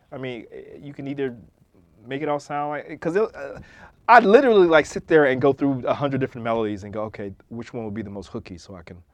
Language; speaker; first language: English; native; English